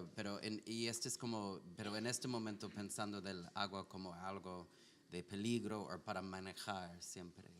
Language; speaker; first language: Spanish; non-native, learner; English